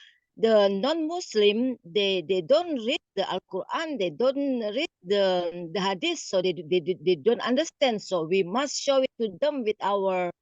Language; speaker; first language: English; non-native, learner; Indonesian